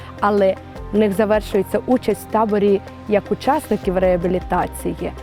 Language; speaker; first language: Ukrainian; native; Ukrainian